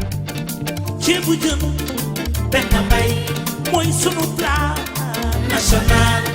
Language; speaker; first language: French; non-native, local second language; Wolof